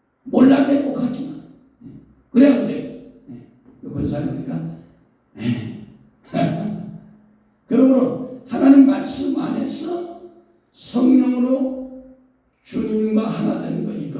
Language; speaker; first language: Korean; native; Korean